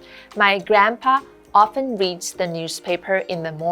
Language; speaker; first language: English; non-native, fluent; Chinese